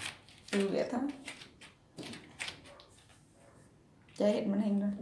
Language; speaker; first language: English; non-native, learner; Vietnamese